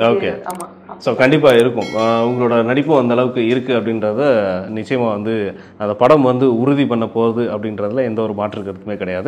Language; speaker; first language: Tamil; native; Tamil